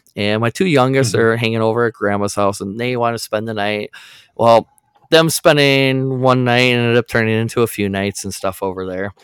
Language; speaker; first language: English; native; English